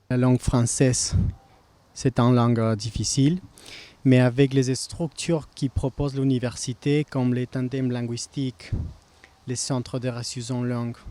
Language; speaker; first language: French; non-native, fluent; Spanish